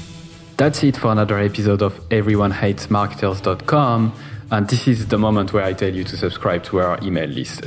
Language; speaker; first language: English; non-native, fluent; French